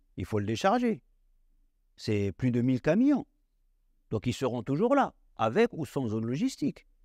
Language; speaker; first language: French; non-native, local second language; Arabic